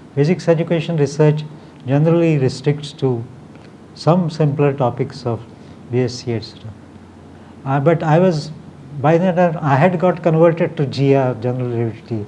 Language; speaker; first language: English; non-native, local second language; Marathi